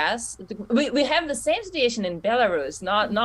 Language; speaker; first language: English; non-native, fluent; Russian